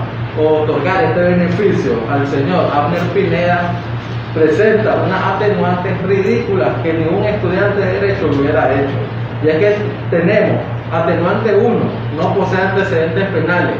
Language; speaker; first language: Spanish; native; Spanish